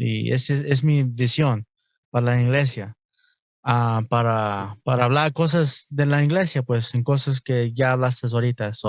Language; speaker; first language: Spanish; non-native, learner; English